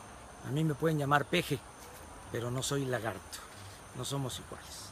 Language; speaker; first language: Spanish; native; Spanish